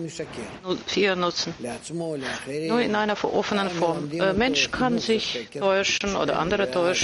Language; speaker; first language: German; non-native, fluent; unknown